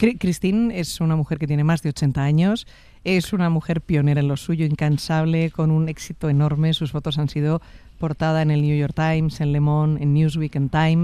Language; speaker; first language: Spanish; native; Spanish